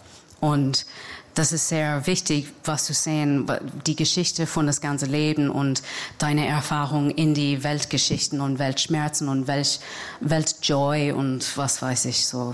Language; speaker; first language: German; non-native, learner; English